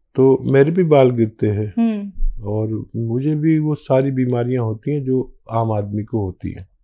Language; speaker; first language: Hindi; native; Hindi